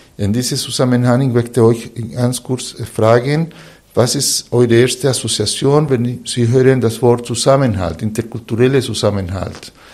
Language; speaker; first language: German; non-native, fluent; Spanish